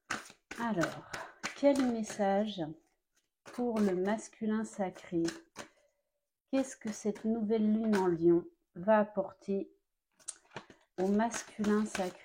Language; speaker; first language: French; native; French